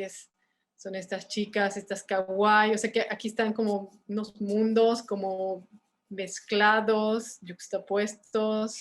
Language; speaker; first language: Spanish; native; Spanish